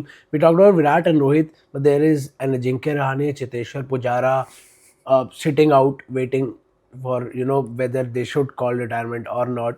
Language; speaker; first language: English; non-native, local second language; Hindi